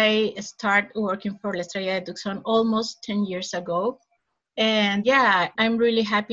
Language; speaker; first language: English; non-native, fluent; Spanish